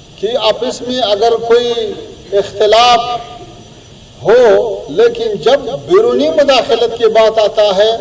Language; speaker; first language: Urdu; non-native, fluent; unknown